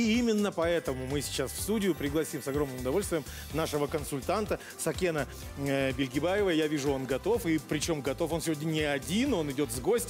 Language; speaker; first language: Russian; native; Russian